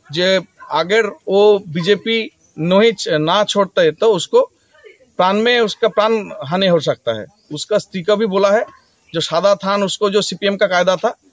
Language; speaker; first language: Hindi; non-native, local second language; Bangla